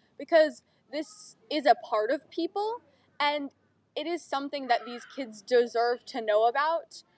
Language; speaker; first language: English; native; English